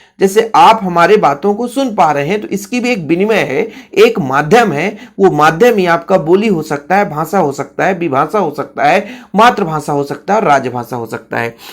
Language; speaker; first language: Hindi; native; Hindi